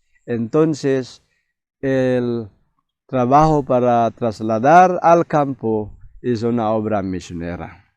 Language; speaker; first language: Spanish; non-native, fluent; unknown